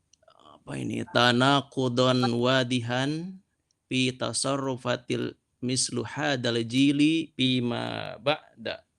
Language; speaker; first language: Arabic; non-native, learner; Indonesian